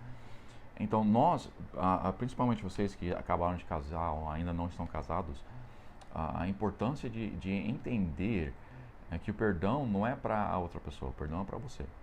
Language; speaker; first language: Portuguese; non-native, fluent; English